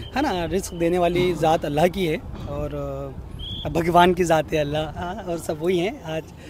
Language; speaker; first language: Hindi; native; Hindi